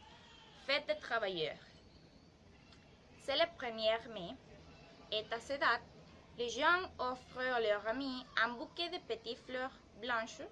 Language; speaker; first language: French; non-native, learner; Spanish